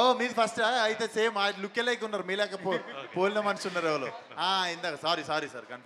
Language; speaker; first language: Telugu; native; Telugu